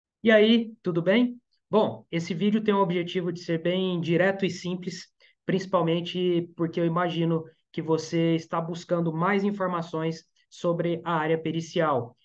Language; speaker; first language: Portuguese; native; Portuguese